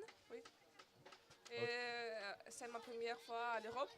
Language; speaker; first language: French; non-native, learner; Russian